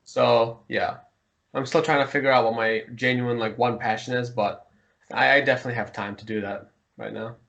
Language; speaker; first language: English; early bilingual, heritage; Mongolian